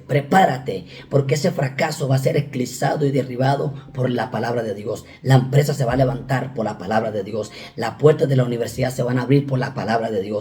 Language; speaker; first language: Spanish; native; Spanish